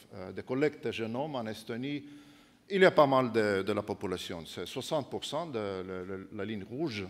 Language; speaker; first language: French; non-native, fluent; Estonian